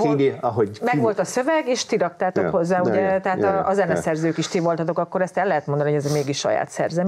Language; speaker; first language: Hungarian; native; Hungarian